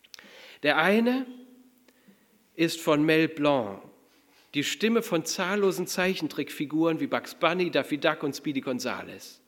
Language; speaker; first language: German; native; German